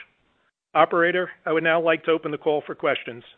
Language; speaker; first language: English; native; English